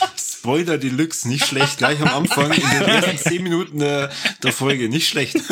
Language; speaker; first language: German; native; German